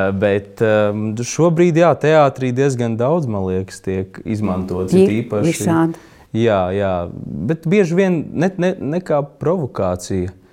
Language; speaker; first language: Latvian; native; Latvian